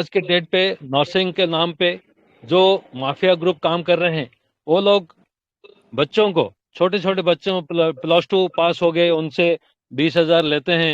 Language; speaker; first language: Hindi; non-native, local second language; Odia